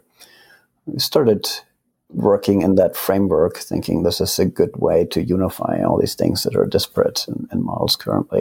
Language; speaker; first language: English; non-native, fluent; Finnish